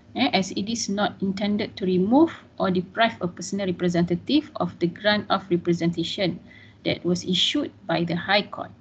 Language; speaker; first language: English; non-native, local second language; Malay